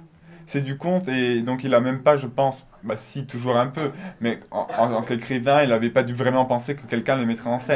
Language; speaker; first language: French; native; French